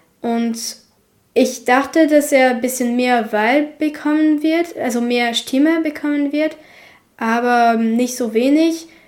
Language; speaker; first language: German; non-native, fluent; French